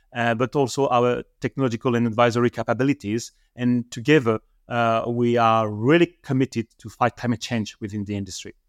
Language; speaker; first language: English; non-native, fluent; French